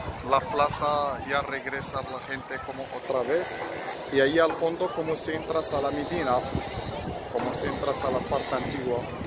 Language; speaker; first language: Spanish; non-native, learner; Arabic